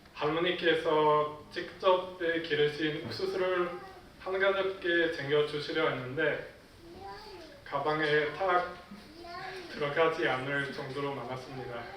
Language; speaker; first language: Korean; non-native, fluent; Swedish